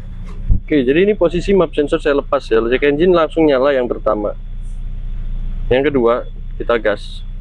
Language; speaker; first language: Indonesian; native; Indonesian